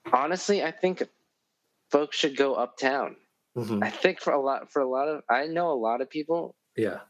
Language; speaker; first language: English; native; English